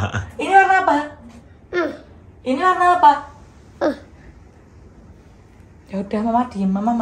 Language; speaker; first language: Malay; non-native, local second language; Javanese